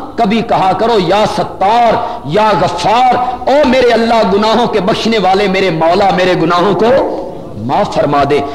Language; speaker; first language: Urdu; non-native, local second language; Punjabi